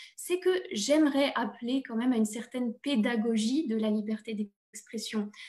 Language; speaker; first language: French; native; French